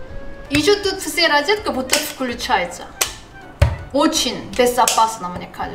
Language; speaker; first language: Russian; non-native, fluent; Korean